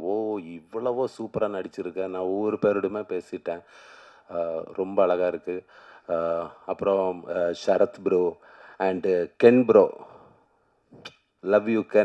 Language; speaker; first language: Tamil; non-native, learner; Malayalam